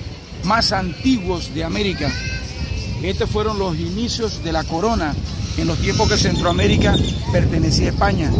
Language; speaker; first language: Spanish; native; Spanish